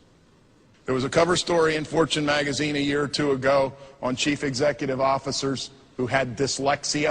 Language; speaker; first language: English; native; English